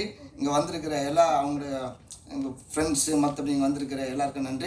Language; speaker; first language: Tamil; native; Tamil